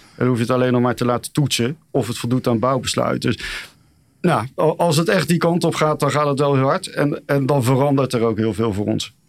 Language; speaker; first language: Dutch; native; Dutch